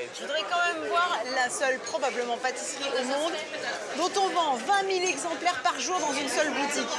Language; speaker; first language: French; native; French